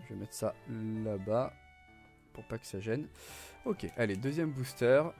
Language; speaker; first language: French; native; French